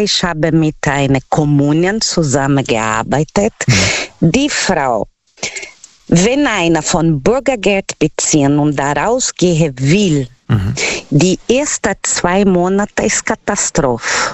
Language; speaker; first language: German; non-native, learner; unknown